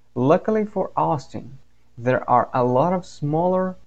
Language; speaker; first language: English; non-native, fluent; Portuguese